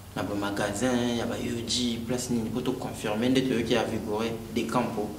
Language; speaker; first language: French; non-native, local second language; Lingala